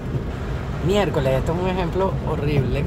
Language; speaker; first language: Spanish; native; Spanish